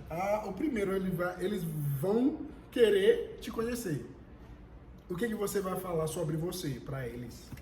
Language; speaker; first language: Portuguese; non-native, fluent; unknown